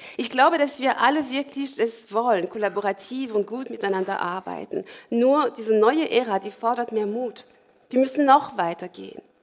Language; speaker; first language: German; non-native, fluent; French